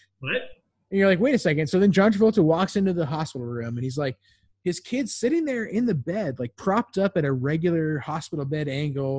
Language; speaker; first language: English; native; English